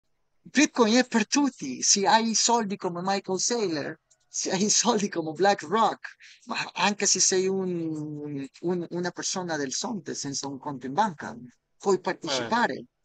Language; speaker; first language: Italian; non-native, fluent; Spanish